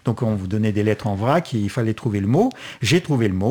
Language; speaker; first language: French; non-native, fluent; Russian